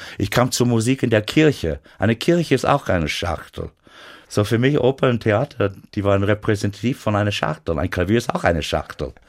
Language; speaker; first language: German; non-native, fluent; English